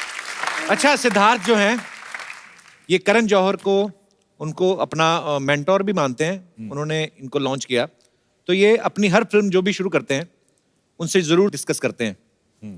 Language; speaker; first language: Hindi; native; Hindi